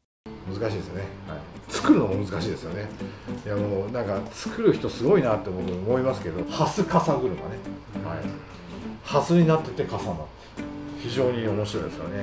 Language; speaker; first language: Japanese; native; Japanese